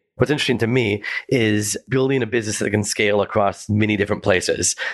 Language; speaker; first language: English; native; English